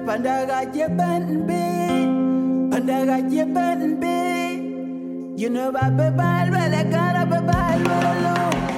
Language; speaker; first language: English; non-native, local second language; Shona